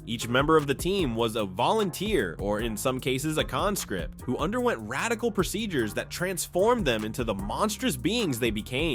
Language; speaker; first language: English; native; English